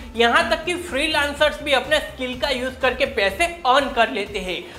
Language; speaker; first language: Hindi; non-native, local second language; Gujarati